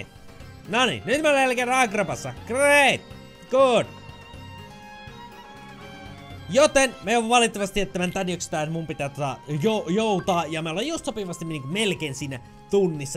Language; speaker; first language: Finnish; native; Finnish